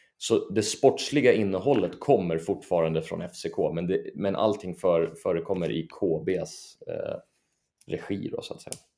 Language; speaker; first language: Swedish; native; Swedish